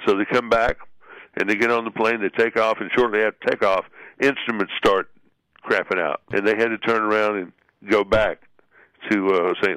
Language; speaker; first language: English; native; English